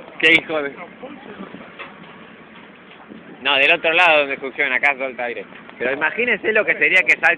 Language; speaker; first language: Spanish; native; Spanish